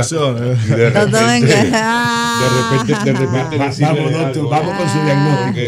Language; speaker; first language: Spanish; native; Spanish